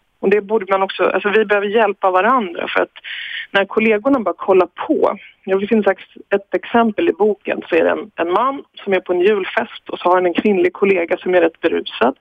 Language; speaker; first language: Swedish; native; Swedish